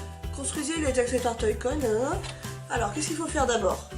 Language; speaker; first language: French; native; French